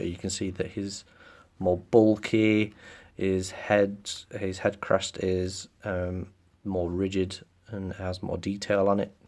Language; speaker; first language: English; native; English